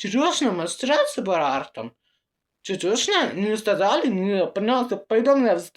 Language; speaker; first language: Russian; non-native, learner; Uzbek